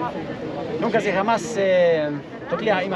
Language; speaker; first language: Spanish; non-native, fluent; German